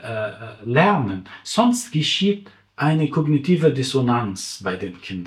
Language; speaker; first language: German; non-native, fluent; Arabic